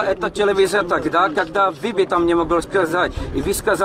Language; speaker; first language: Russian; non-native, learner; Czech